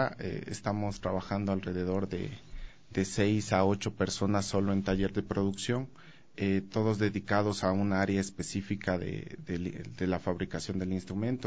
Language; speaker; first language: Spanish; native; Spanish